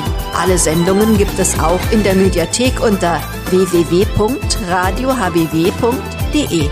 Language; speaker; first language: German; native; German